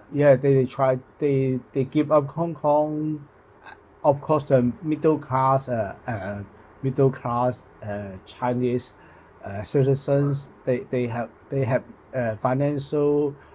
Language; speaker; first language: English; non-native, local second language; Cantonese